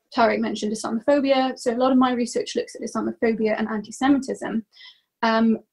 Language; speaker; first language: English; native; English